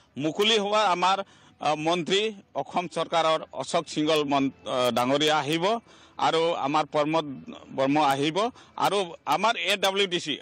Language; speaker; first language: Assamese; non-native, local second language; Santali